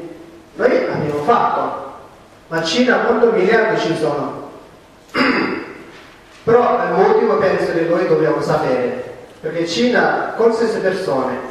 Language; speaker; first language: Italian; non-native, learner; Tibetan